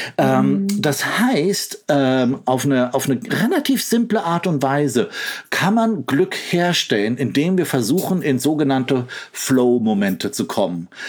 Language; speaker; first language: German; native; German